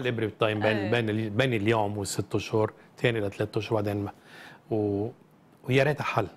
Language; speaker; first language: Arabic; native; Arabic